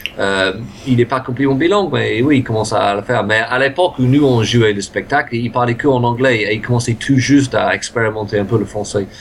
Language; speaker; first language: French; non-native, fluent; English